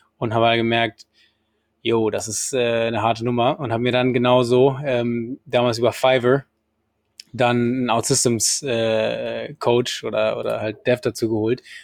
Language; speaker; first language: German; non-native, fluent; Spanish